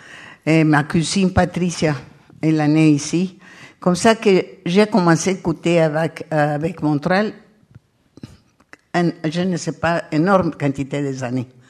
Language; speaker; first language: French; non-native, learner; Spanish